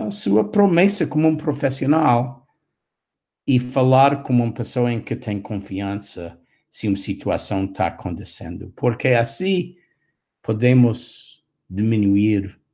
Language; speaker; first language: Portuguese; non-native, fluent; English